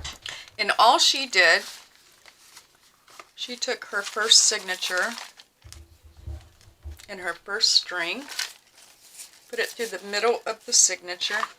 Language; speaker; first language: English; native; English